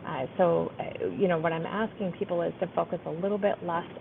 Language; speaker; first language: English; native; English